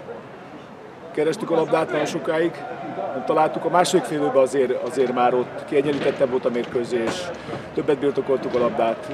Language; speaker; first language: Hungarian; native; Hungarian